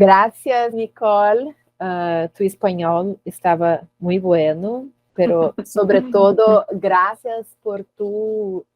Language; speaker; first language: Spanish; non-native, learner; Portuguese